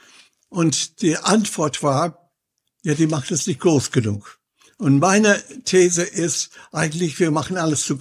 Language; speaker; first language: German; non-native, fluent; English